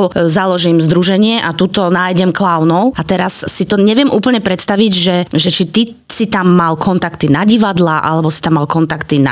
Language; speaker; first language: Slovak; native; Slovak